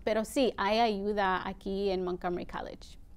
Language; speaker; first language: Spanish; early bilingual, heritage; Spanish